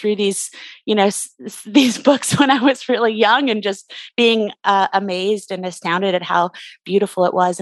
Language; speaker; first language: English; native; English